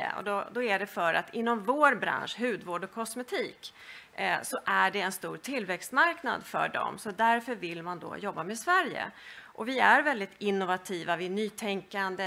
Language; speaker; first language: Swedish; native; Swedish